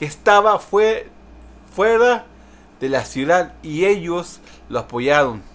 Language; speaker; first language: Spanish; early bilingual, heritage; Spanish